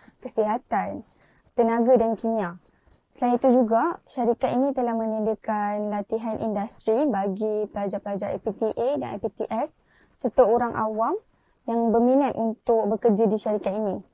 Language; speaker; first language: Malay; native; Malay